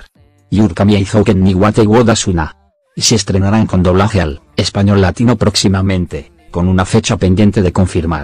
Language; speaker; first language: Spanish; native; Spanish